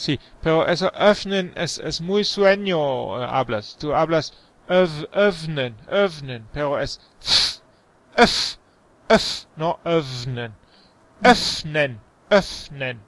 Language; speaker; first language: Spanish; non-native, learner; German